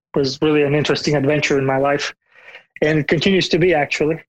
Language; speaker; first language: English; non-native, fluent; Bulgarian